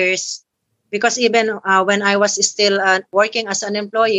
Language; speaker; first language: English; non-native, local second language; Filipino